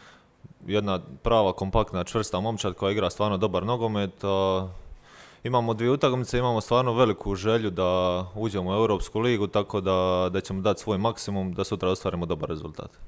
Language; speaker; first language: Croatian; native; Croatian